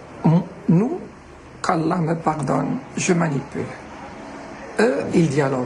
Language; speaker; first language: French; non-native, local second language; Arabic